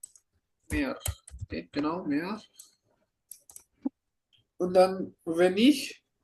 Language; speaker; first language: German; non-native, fluent; Indonesian